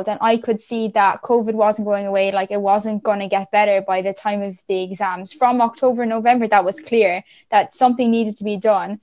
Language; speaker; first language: English; native; English